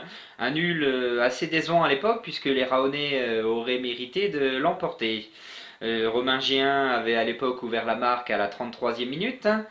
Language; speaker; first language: French; native; French